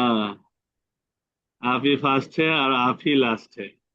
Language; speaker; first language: Hindi; non-native, fluent; Bangla